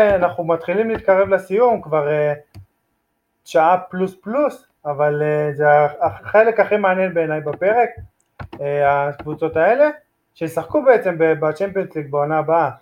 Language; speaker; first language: Hebrew; native; Hebrew